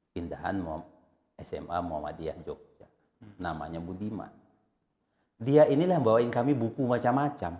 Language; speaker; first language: Indonesian; native; Indonesian